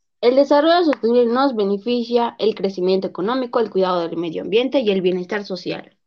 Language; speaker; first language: Spanish; native; Spanish